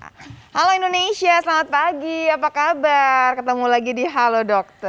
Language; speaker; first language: Indonesian; native; Indonesian